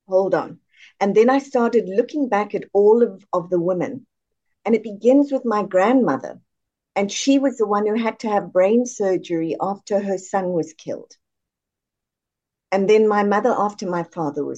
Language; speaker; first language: English; native; English